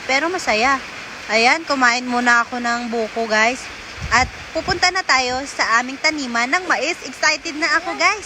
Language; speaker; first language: Filipino; non-native, local second language; Hiligaynon